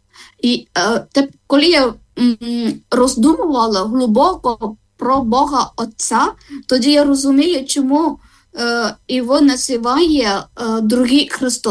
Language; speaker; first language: Ukrainian; non-native, learner; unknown